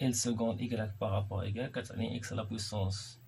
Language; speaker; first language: French; non-native, local second language; Arabic